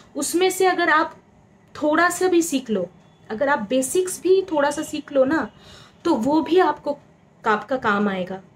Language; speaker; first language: Hindi; non-native, local second language; Bangla